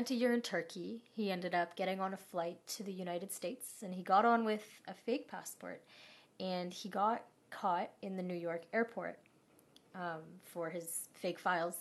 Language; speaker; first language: English; native; English